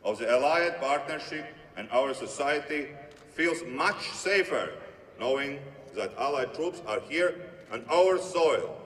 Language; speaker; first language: English; non-native, fluent; Latvian